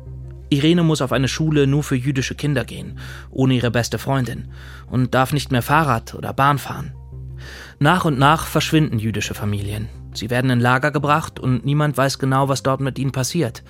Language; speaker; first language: German; native; German